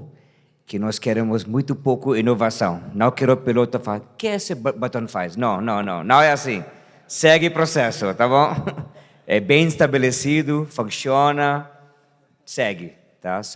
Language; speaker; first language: Portuguese; non-native, fluent; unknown